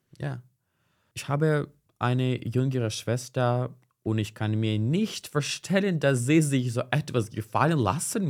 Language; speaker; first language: German; non-native, fluent; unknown